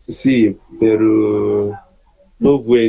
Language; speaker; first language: Spanish; non-native, learner; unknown